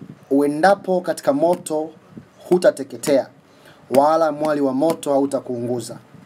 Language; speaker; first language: Swahili; native; Swahili